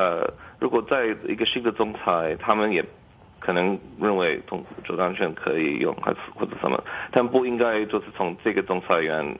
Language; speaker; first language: Chinese; early bilingual, heritage; English